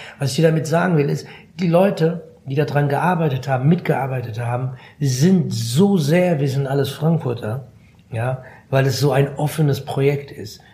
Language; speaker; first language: German; early bilingual, other home language; Arabic